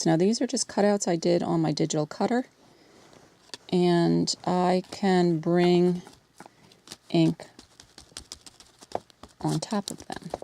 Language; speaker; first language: English; native; English